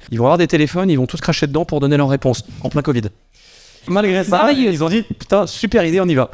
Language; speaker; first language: French; native; French